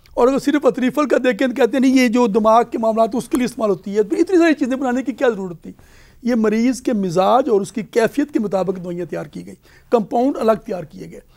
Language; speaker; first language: Urdu; native; Urdu